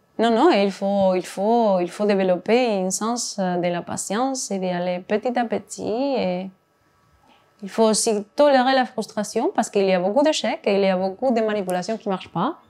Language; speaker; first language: French; non-native, fluent; Spanish